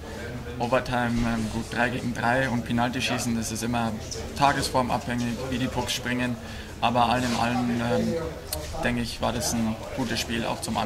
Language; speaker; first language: German; native; German